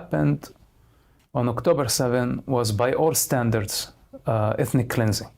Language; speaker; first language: English; non-native, fluent; Arabic